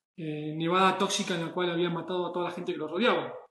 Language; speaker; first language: Spanish; native; Spanish